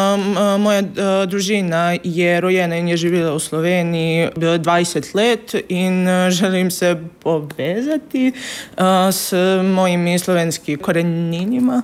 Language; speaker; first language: Slovenian; non-native, learner; Serbian